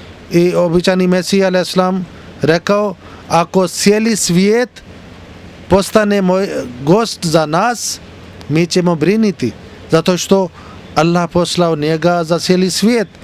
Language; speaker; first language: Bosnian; non-native, learner; Urdu